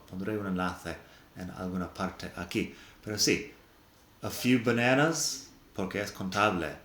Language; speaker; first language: Spanish; non-native, fluent; English